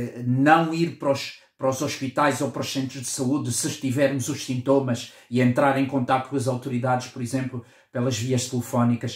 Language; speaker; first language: Portuguese; native; Portuguese